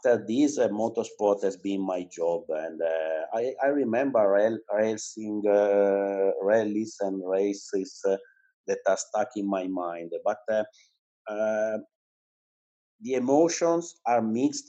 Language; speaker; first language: English; non-native, fluent; Italian